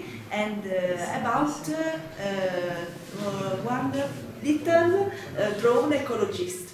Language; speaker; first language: English; non-native, learner; Italian